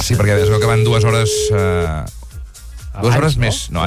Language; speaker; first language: Catalan; native; Catalan